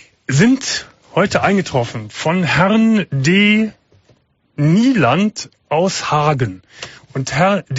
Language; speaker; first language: German; native; German